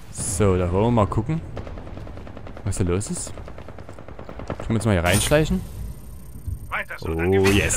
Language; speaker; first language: German; native; German